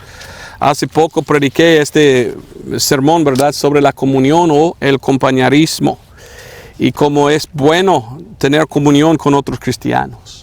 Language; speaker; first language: Spanish; non-native, fluent; English